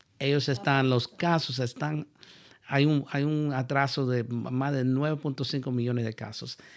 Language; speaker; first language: Spanish; early bilingual, heritage; Spanish